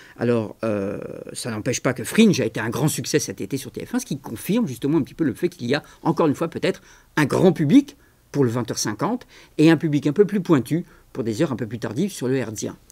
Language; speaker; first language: French; native; French